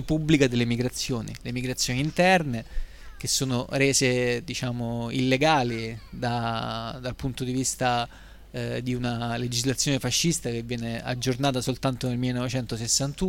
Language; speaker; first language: Italian; native; Italian